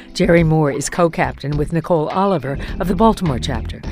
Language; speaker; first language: English; native; English